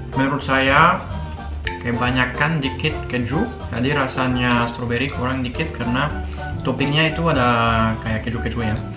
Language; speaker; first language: Indonesian; non-native, fluent; French